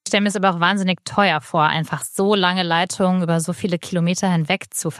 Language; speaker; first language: German; native; German